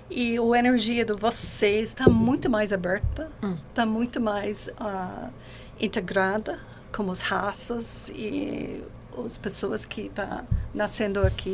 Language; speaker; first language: Portuguese; non-native, learner; English